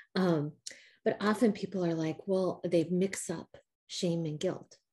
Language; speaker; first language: English; native; English